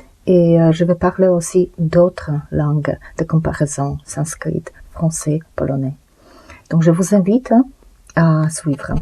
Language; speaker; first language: French; non-native, fluent; Polish